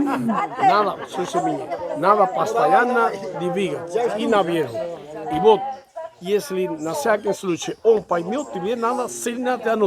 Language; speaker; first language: Russian; non-native, fluent; Spanish